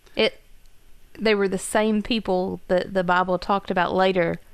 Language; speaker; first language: English; native; English